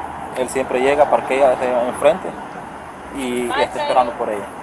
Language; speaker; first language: Spanish; native; Spanish